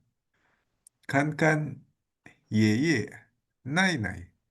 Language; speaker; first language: Chinese; non-native, learner; Indonesian